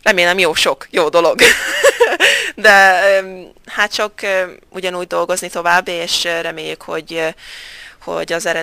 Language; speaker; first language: Hungarian; early bilingual, heritage; Hungarian